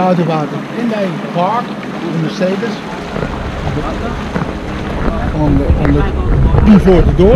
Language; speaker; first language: English; non-native, learner; Dutch